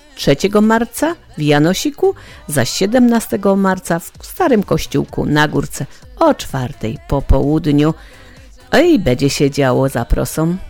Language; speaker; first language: Polish; native; Polish